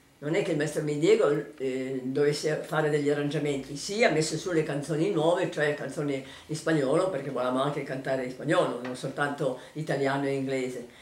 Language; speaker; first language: Italian; early bilingual, heritage; Italian